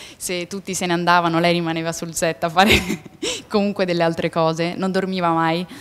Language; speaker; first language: Italian; native; Italian